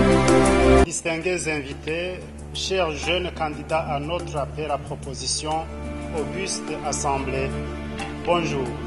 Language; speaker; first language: French; non-native, local second language; Rundi